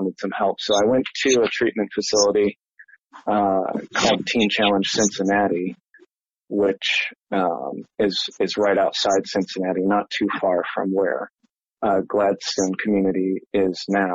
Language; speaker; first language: English; native; English